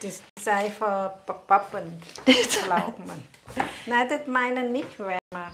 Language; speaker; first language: German; non-native, learner; Thai